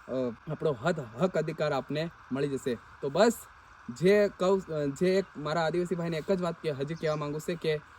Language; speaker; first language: Gujarati; non-native, local second language; Bhili